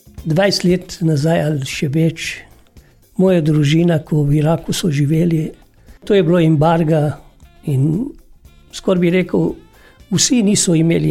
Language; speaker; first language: Slovenian; non-native, fluent; Kurdish